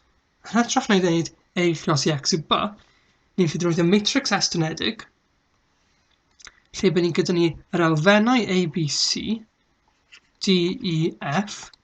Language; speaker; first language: Welsh; native; Welsh